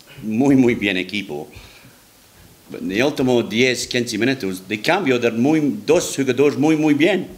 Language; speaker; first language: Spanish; non-native, learner; English